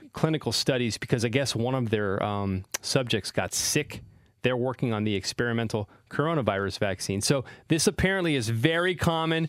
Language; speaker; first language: English; native; English